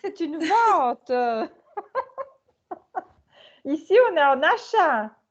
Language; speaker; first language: French; native; French